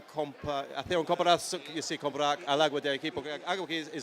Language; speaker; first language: Spanish; non-native, learner; English